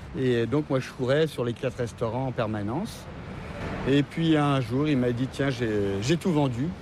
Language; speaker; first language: French; native; French